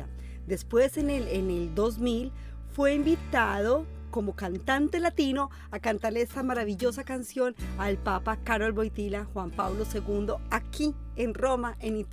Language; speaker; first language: Spanish; native; Spanish